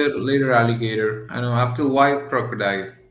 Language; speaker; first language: English; non-native, learner; Spanish